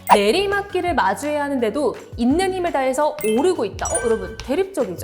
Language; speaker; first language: Korean; native; Korean